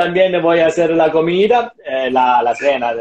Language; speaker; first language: Spanish; non-native, learner; Italian